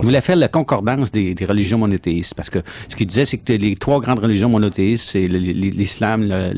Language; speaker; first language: French; native; French